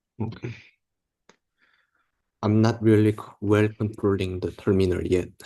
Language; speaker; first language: English; non-native, learner; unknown